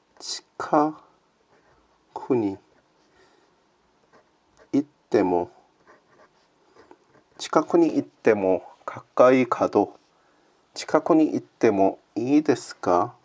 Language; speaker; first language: Japanese; non-native, learner; Korean